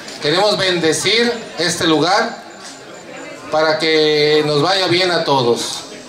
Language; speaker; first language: Spanish; native; Spanish